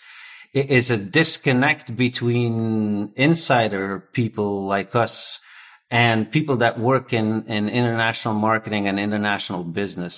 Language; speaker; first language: English; non-native, fluent; Dutch